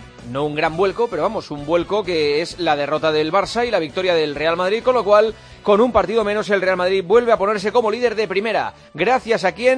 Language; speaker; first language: Spanish; native; Spanish